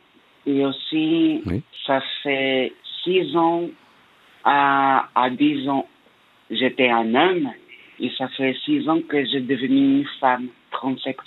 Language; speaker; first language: French; non-native, learner; Portuguese